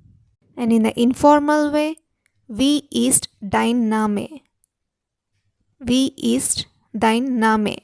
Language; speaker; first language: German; non-native, fluent; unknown